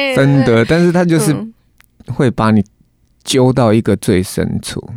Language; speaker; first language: Chinese; non-native, local second language; Min Nan Chinese